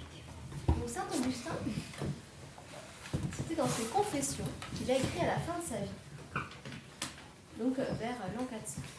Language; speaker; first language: French; native; French